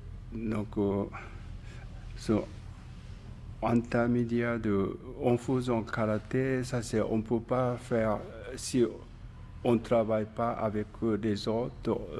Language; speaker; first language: French; non-native, learner; Japanese